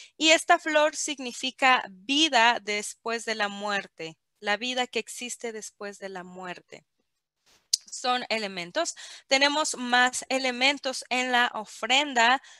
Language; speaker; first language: Spanish; native; Spanish